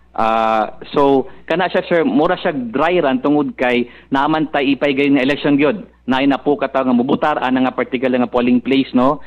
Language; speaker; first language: Cebuano; non-native, local second language; Maranao